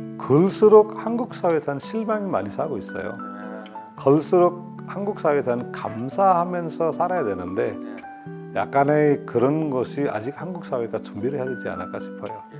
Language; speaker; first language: Korean; non-native, fluent; Nepali